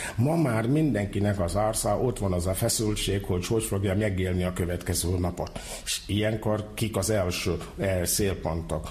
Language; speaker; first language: Hungarian; non-native, fluent; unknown